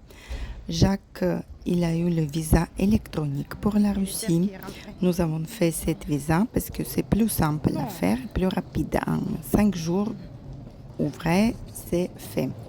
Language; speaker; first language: French; non-native, fluent; Russian